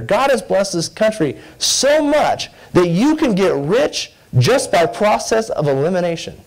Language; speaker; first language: English; native; English